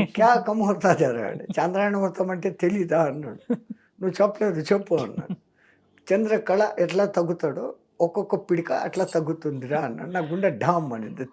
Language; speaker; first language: Telugu; non-native, local second language; Hindi